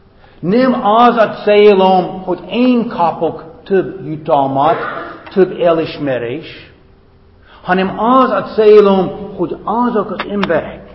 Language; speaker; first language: Hungarian; non-native, fluent; English